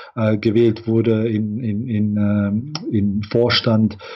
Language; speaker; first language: German; non-native, fluent; Bosnian